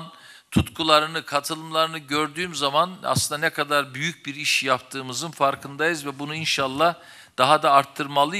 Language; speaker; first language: Turkish; native; Turkish